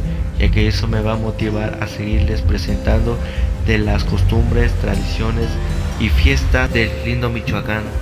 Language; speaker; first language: Spanish; native; Spanish